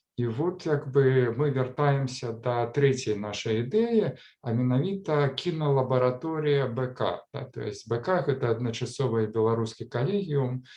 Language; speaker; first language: Belarusian; non-native, local second language; Russian